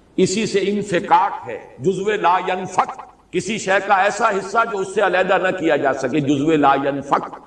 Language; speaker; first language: Urdu; native; Urdu